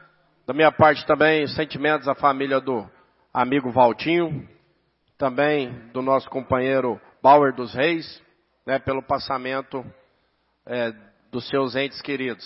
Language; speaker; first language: Portuguese; native; Portuguese